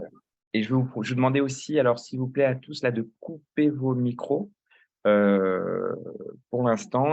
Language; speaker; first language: French; native; French